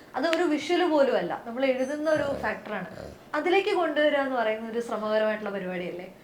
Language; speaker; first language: Malayalam; native; Malayalam